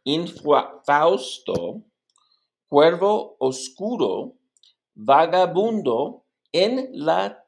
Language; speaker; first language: Spanish; non-native, learner; English